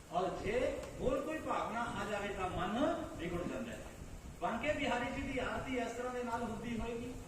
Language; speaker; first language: Hindi; non-native, local second language; Punjabi